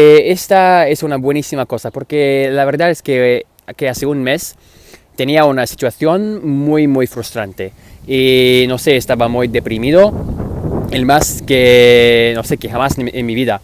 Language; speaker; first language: Spanish; non-native, fluent; English